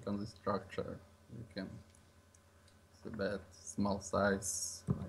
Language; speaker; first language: English; non-native, learner; Russian